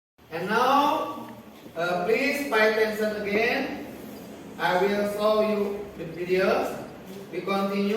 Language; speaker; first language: English; non-native, fluent; Indonesian